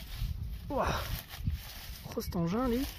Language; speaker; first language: French; native; French